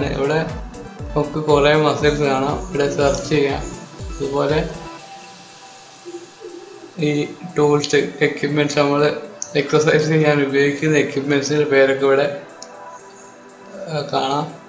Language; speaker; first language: Malayalam; native; Malayalam